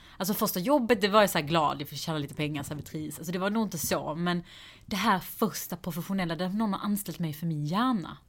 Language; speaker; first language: Swedish; early bilingual, other home language; Persian